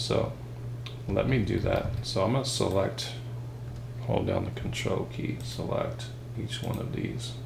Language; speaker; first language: English; native; English